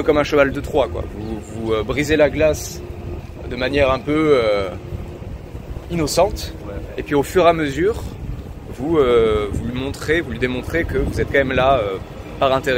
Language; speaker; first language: French; native; French